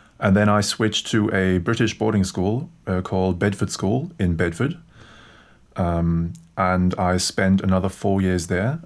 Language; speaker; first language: English; non-native, fluent; German